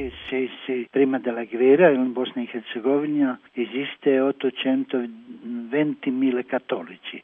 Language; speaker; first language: Italian; non-native, learner; Croatian